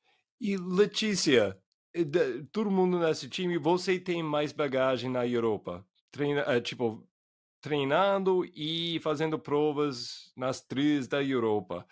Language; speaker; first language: Portuguese; non-native, fluent; English